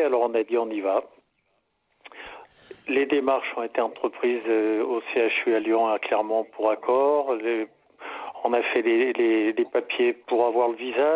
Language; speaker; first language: French; native; French